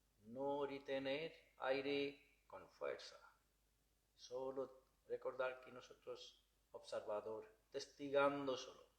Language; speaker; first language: Spanish; non-native, learner; Bangla